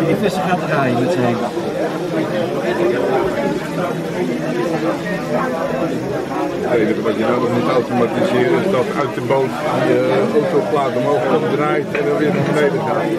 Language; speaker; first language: Dutch; native; Dutch